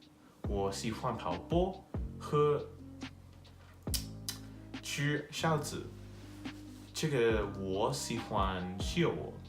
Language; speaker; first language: Chinese; non-native, learner; English